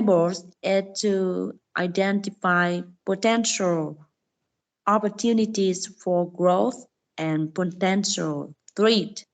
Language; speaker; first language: English; non-native, learner; Vietnamese